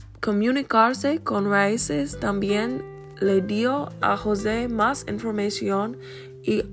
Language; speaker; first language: Spanish; non-native, learner; English